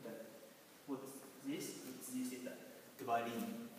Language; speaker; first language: Russian; non-native, learner; Japanese